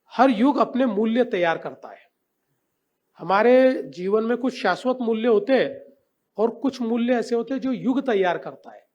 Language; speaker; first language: Hindi; non-native, local second language; Marathi